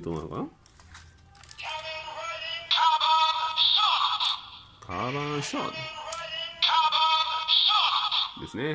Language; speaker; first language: Japanese; native; Japanese